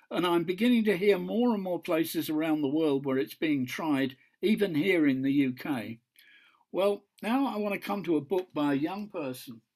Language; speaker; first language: English; native; English